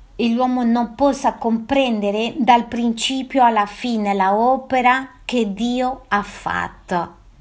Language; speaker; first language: Italian; non-native, fluent; Spanish